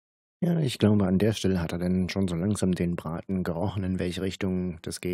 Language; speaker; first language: German; native; German